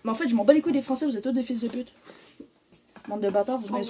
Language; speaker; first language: French; native; French